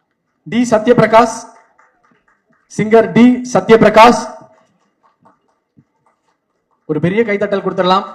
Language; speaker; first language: Tamil; native; Tamil